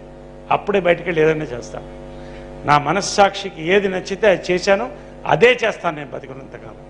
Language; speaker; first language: Telugu; native; Telugu